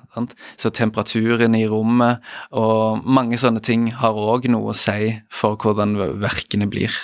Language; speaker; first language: Norwegian; native; Norwegian